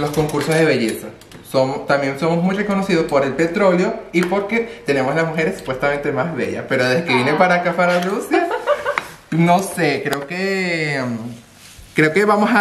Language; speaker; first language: Spanish; native; Spanish